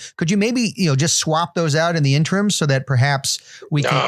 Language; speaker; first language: English; native; English